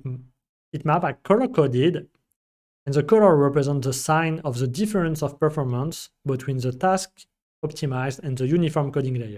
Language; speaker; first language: English; non-native, fluent; French